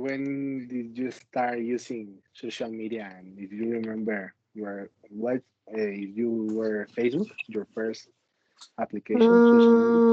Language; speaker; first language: English; non-native, learner; Spanish